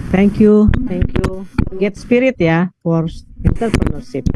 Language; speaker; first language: English; non-native, learner; Indonesian